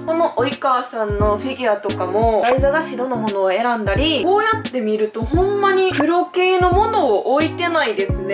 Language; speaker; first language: Japanese; native; Japanese